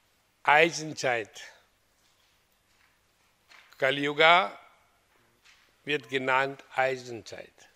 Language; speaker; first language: German; non-native, learner; Hindi